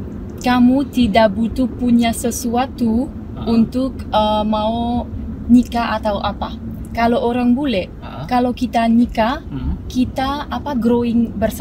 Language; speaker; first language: Indonesian; non-native, fluent; French